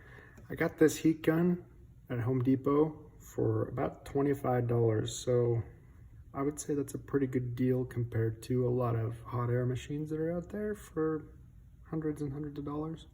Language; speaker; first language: English; native; English